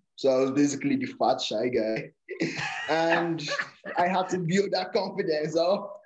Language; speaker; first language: English; non-native, local second language; Yoruba